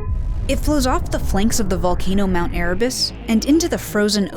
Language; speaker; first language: English; native; English